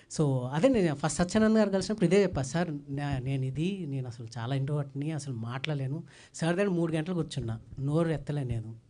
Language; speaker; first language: Telugu; native; Telugu